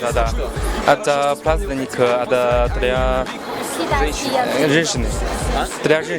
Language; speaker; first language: Russian; non-native, learner; Chinese